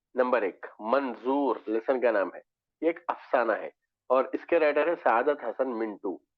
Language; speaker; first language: Urdu; native; Urdu